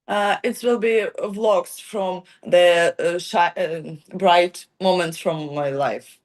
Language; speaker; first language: English; non-native, learner; Ukrainian